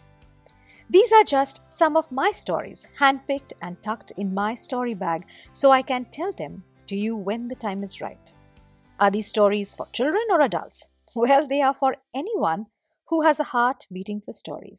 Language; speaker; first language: English; non-native, local second language; Bangla